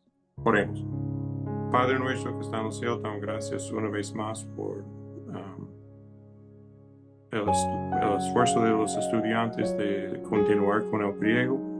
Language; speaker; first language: Spanish; early bilingual, heritage; Spanish